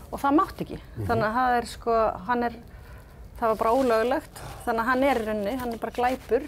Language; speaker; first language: Icelandic; early bilingual, heritage; Icelandic